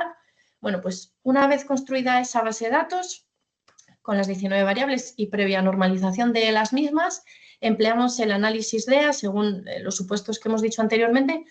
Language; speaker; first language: Spanish; native; Spanish